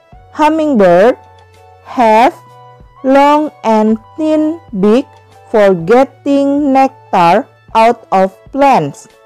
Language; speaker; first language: English; non-native, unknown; Indonesian